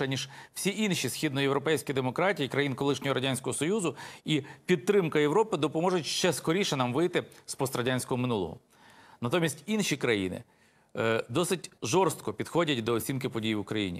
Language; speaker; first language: Ukrainian; native; Ukrainian